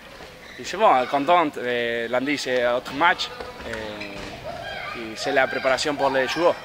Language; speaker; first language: French; non-native, learner; Spanish